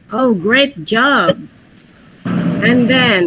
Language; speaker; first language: English; non-native, fluent; Indonesian